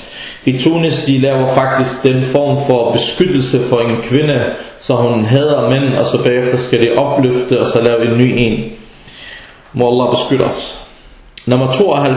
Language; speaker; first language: Danish; early bilingual, other home language; Arabic